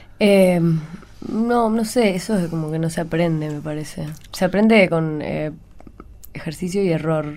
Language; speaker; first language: Spanish; early bilingual, other home language; English